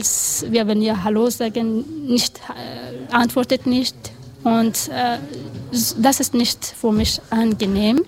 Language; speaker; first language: German; non-native, learner; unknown